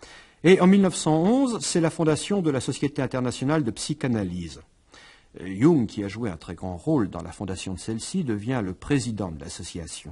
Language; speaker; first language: French; native; French